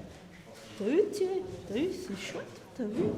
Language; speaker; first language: French; native; French